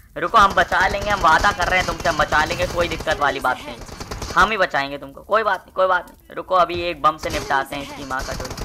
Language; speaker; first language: Hindi; native; Hindi